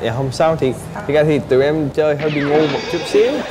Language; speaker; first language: Vietnamese; non-native, fluent; English